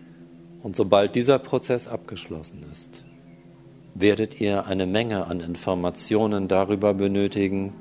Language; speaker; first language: German; native; German